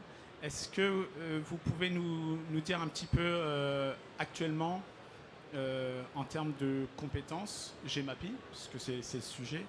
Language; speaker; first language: French; native; French